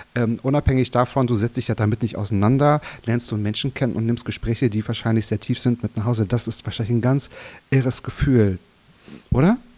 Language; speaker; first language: German; native; German